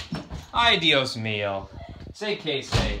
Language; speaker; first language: Spanish; non-native, learner; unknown